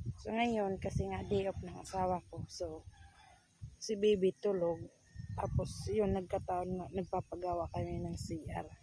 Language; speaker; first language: Filipino; non-native, local second language; Waray